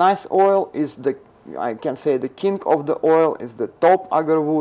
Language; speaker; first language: English; non-native, learner; Russian